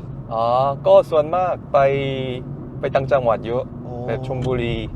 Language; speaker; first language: Thai; non-native, fluent; Korean